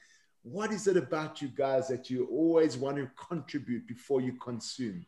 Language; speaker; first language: English; native; English